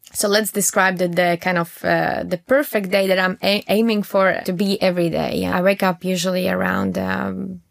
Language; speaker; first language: English; non-native, fluent; Latvian